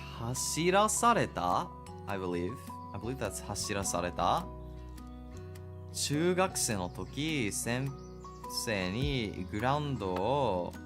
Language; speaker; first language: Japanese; non-native, learner; English